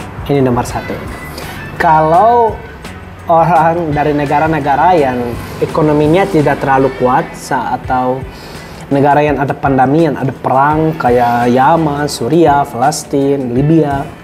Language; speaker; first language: Indonesian; non-native, fluent; Arabic